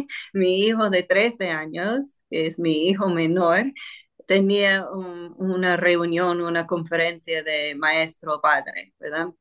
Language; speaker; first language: Spanish; non-native, fluent; English